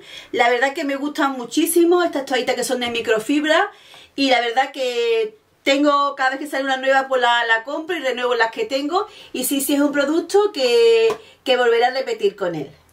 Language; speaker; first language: Spanish; native; Spanish